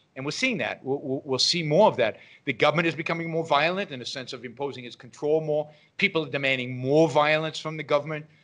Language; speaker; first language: English; non-native, fluent; Hebrew